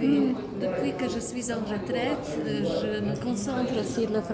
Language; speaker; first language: French; non-native, fluent; Slovenian